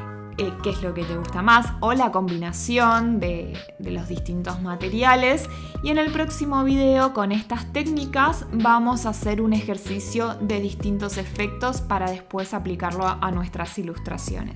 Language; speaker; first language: Spanish; native; Spanish